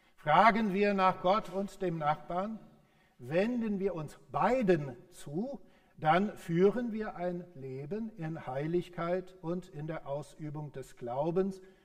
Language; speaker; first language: German; non-native, fluent; English